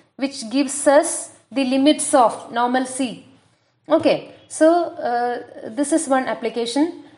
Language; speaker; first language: English; non-native, local second language; Malayalam